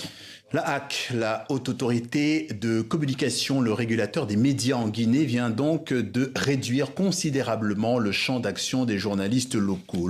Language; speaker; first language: French; native; French